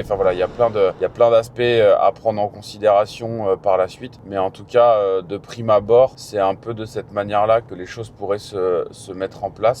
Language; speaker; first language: French; native; French